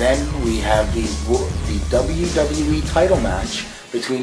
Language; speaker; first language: English; native; English